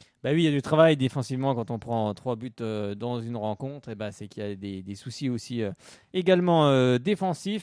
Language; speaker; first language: French; native; French